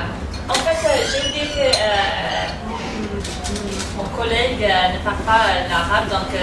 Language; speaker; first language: French; non-native, fluent; English